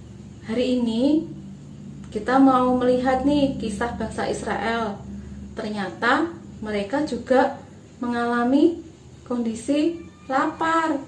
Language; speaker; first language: Indonesian; native; Indonesian